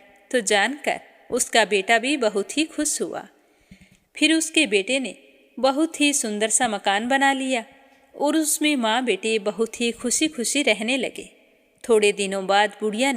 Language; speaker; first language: Hindi; native; Hindi